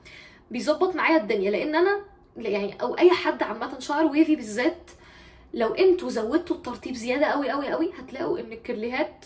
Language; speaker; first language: Arabic; native; Arabic